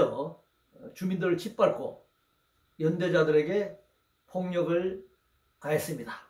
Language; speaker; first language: Korean; native; Korean